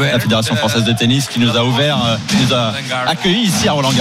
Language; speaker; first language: French; native; French